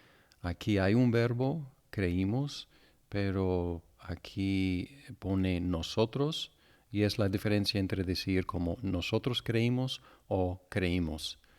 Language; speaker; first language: Spanish; non-native, fluent; English